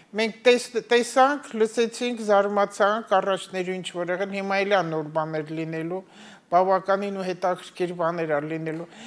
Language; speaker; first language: Armenian; native; Armenian